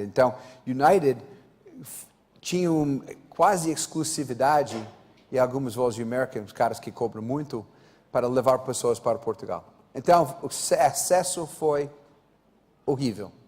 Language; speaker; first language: Portuguese; non-native, fluent; English